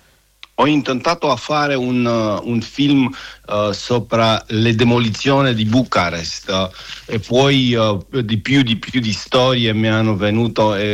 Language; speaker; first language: Italian; non-native, learner; Romanian